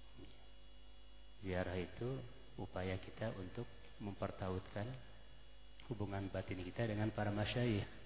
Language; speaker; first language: Indonesian; non-native, local second language; Sundanese